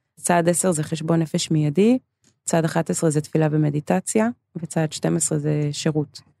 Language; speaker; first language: Hebrew; early bilingual, other home language; English